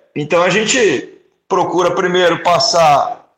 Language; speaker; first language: Portuguese; native; Portuguese